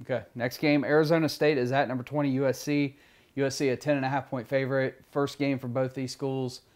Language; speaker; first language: English; native; English